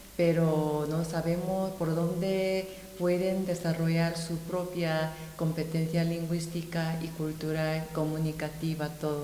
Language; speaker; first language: Spanish; non-native, fluent; Korean